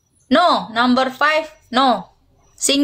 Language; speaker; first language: English; non-native, learner; Indonesian